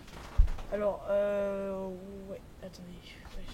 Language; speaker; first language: French; native; French